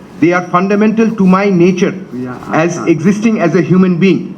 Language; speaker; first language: English; non-native, local second language; Bangla